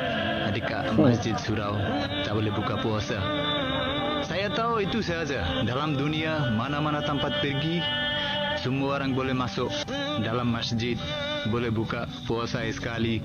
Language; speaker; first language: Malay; non-native, learner; Bangla